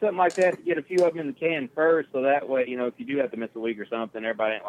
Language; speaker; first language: English; native; English